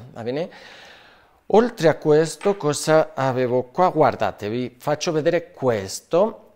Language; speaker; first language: Italian; non-native, fluent; Spanish